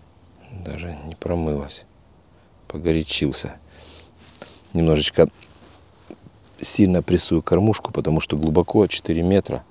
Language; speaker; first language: Russian; native; Russian